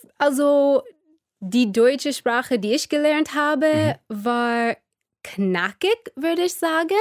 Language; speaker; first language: German; non-native, fluent; English